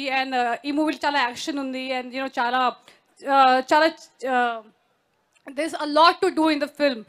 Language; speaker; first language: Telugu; non-native, learner; Hindi